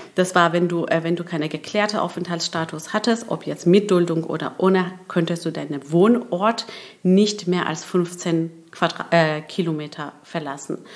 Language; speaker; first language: German; early bilingual, other home language; Persian